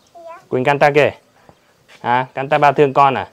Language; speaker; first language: Vietnamese; native; Vietnamese